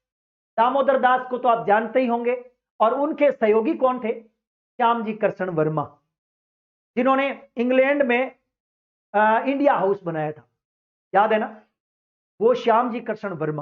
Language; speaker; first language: Hindi; native; Hindi